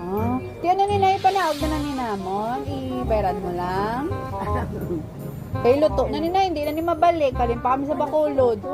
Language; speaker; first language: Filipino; non-native, local second language; Hiligaynon